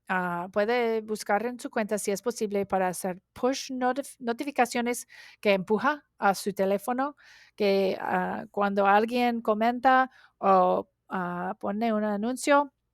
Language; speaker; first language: Spanish; non-native, learner; English